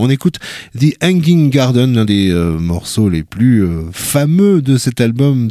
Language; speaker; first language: French; native; French